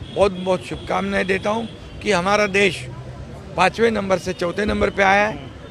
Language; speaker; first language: Hindi; non-native, local second language; Marathi